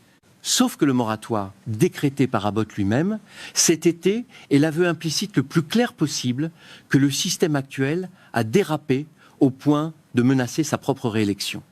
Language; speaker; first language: French; native; French